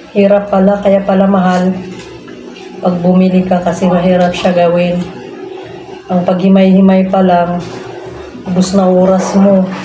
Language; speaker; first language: Filipino; non-native, local second language; Cebuano